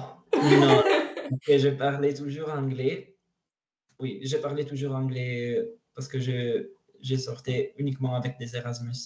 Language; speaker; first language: French; non-native, learner; Italian